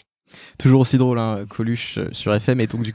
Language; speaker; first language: French; native; French